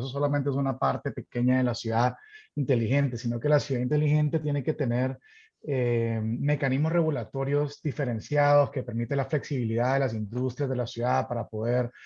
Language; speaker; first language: Spanish; native; Spanish